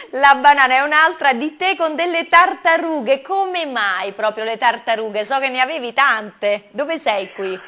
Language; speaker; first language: Italian; native; Italian